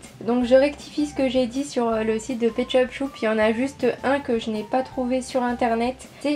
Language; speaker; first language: French; native; French